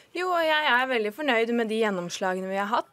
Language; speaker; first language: Norwegian; native; Norwegian